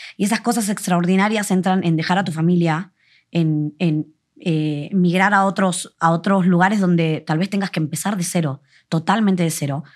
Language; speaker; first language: Spanish; native; Spanish